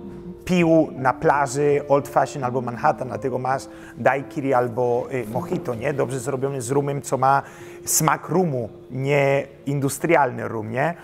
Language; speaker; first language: Polish; early bilingual, heritage; Polish